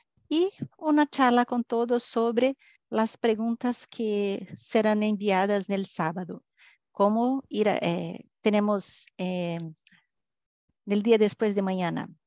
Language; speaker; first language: Spanish; non-native, fluent; Portuguese